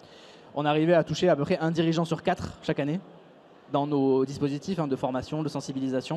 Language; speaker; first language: French; native; French